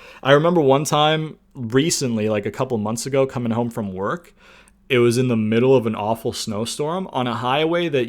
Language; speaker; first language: English; native; English